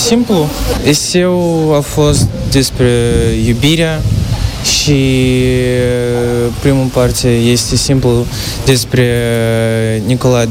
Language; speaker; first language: Romanian; non-native, learner; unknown